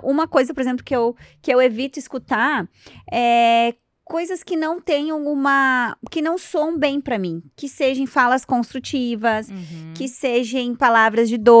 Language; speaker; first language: Portuguese; native; Portuguese